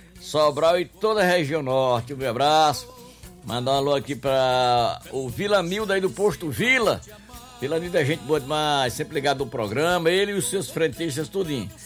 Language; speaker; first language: Portuguese; native; Portuguese